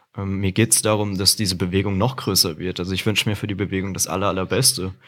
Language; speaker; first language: German; native; German